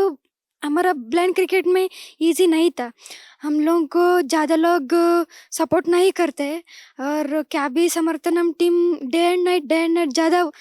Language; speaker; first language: Hindi; non-native, local second language; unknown